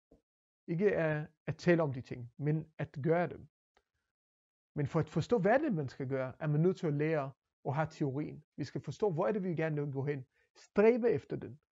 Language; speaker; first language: Danish; non-native, fluent; Hebrew